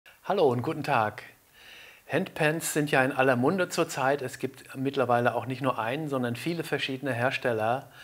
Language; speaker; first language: German; native; German